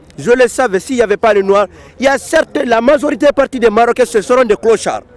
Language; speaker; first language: French; non-native, local second language; Fula